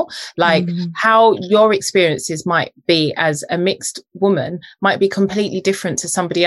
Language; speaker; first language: English; native; English